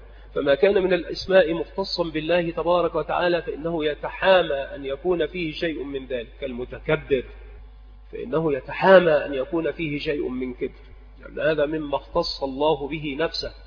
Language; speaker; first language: Arabic; native; Arabic